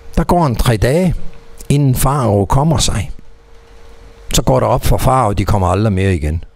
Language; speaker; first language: Danish; native; Danish